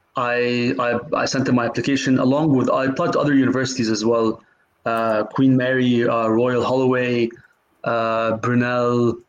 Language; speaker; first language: English; non-native, fluent; Arabic